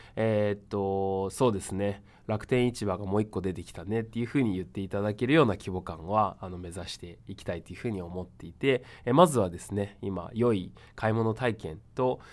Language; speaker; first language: Japanese; non-native, fluent; Chinese